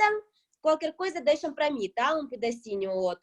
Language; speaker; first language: Portuguese; non-native, fluent; Russian